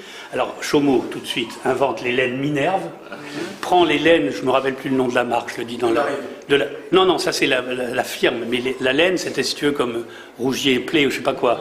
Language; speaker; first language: French; native; French